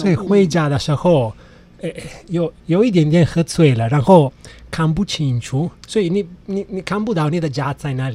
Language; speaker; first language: Chinese; non-native, fluent; Italian